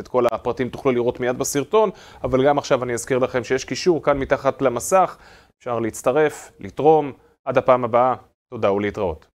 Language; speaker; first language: Hebrew; native; Hebrew